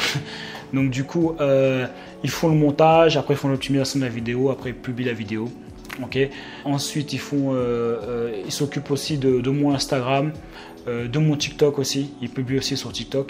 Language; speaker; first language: French; native; French